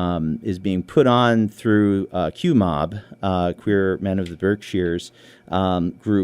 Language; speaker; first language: English; native; English